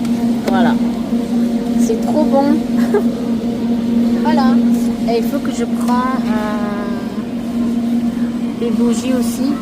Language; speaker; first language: French; non-native, learner; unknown